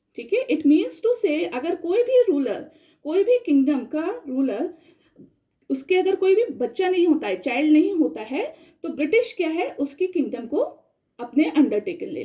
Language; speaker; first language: Hindi; native; Hindi